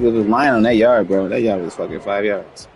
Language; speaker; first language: English; native; English